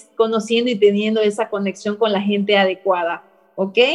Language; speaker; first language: Spanish; native; Spanish